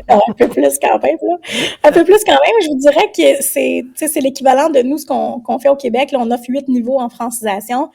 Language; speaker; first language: French; native; French